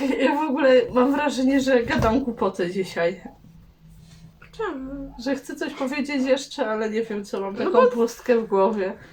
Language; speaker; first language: Polish; native; Polish